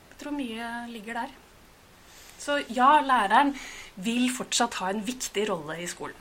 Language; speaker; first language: Norwegian; native; Norwegian